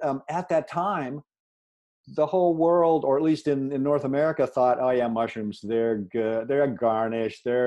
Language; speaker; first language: English; native; English